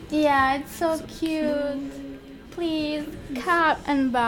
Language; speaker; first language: English; non-native, fluent; German